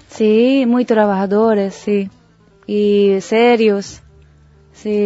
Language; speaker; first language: Spanish; non-native, learner; Japanese